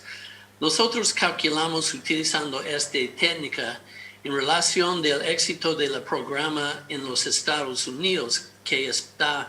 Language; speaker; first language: Spanish; non-native, fluent; English